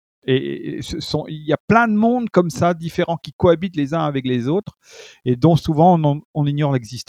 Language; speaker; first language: French; native; French